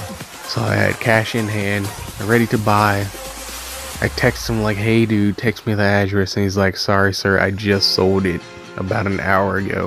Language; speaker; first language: English; native; English